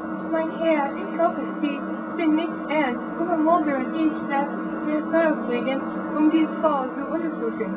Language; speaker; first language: German; non-native, learner; English